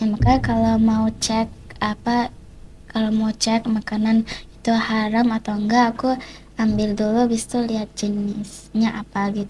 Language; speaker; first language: Indonesian; early bilingual, heritage; Indonesian